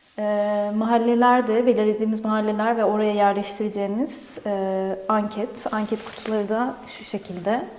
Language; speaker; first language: Turkish; native; Turkish